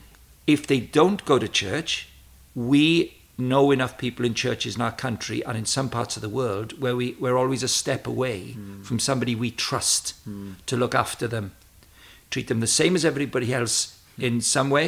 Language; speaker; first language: English; native; English